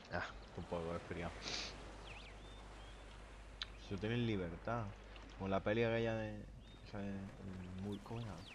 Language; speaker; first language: Spanish; native; Spanish